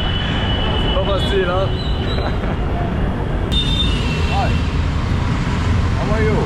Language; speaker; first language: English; non-native, learner; Arabic